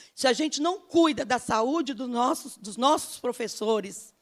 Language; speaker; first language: Portuguese; native; Portuguese